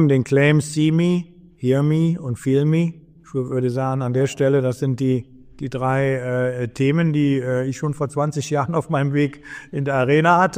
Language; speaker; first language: German; native; German